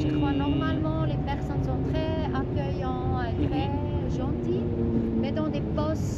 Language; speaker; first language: French; non-native, local second language; German